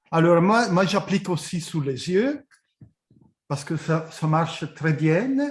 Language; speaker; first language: French; non-native, fluent; Italian